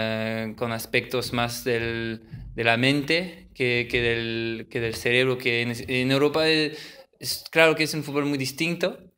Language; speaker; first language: Spanish; early bilingual, heritage; French